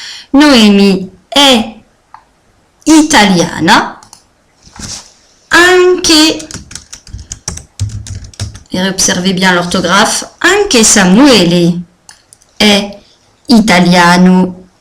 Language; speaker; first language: Italian; non-native, fluent; French